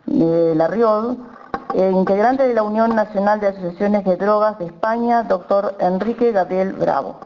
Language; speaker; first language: Spanish; native; Spanish